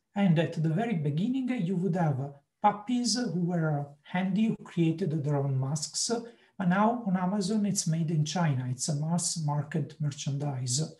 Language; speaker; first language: English; non-native, fluent; Italian